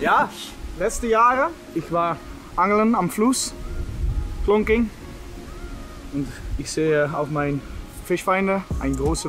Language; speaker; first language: German; non-native, learner; Dutch